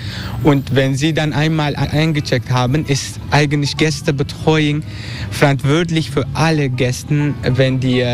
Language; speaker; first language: German; non-native, learner; Turkish